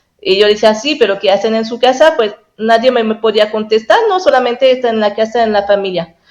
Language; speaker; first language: Spanish; non-native, fluent; French